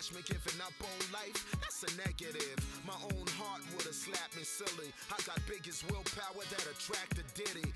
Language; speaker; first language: English; native; English